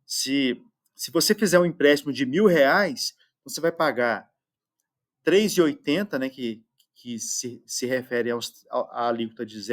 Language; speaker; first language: Portuguese; native; Portuguese